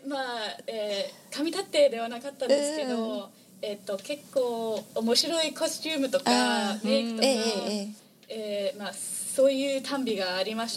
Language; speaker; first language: Japanese; non-native, fluent; English